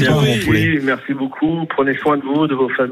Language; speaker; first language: French; native; French